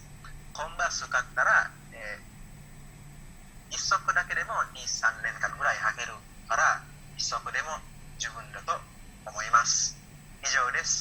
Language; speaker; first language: Japanese; non-native, learner; Indonesian